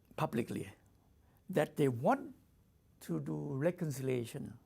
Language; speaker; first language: English; non-native, learner; Thai